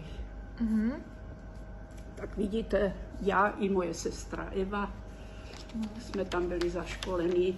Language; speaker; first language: Czech; early bilingual, heritage; Czech